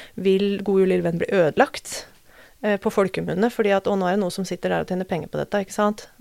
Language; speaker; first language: Norwegian; native; Norwegian